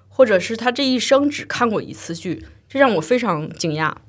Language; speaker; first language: Chinese; native; Chinese